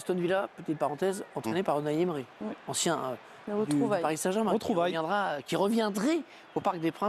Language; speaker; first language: French; native; French